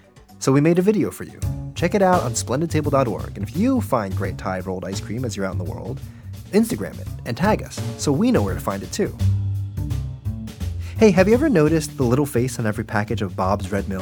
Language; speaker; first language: English; native; English